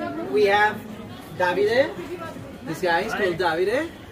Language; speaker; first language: English; non-native, fluent; Italian